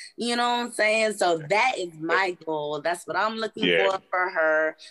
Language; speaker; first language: English; native; English